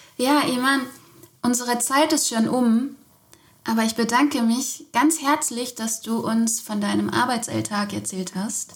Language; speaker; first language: German; native; German